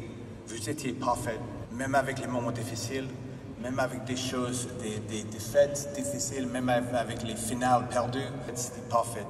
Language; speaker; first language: French; non-native, fluent; English